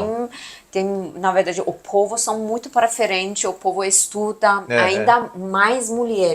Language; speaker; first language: Portuguese; non-native, learner; Persian